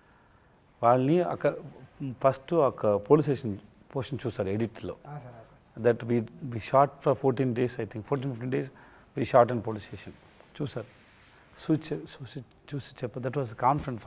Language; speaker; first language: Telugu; non-native, learner; Tamil